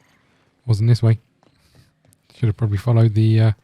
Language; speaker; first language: English; native; English